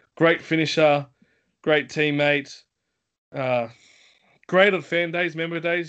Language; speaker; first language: English; native; English